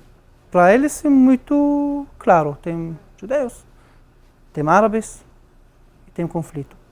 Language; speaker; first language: Portuguese; non-native, learner; Arabic